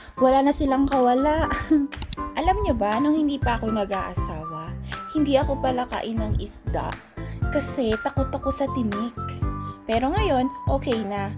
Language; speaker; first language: Filipino; native; Filipino